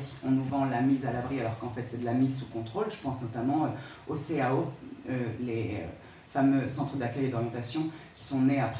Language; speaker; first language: French; native; French